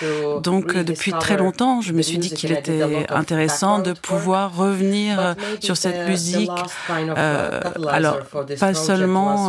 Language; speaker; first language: French; non-native, fluent; Ukrainian